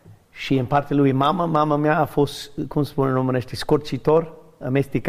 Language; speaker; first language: Romanian; non-native, learner; English